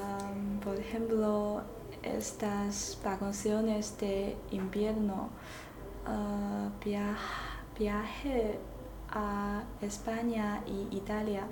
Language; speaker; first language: Spanish; non-native, learner; Chinese